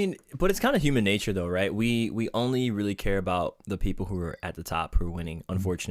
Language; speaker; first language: English; native; English